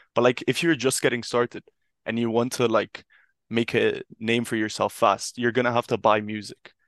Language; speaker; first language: English; non-native, fluent; Italian